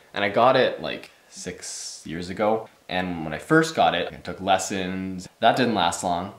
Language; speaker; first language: English; native; English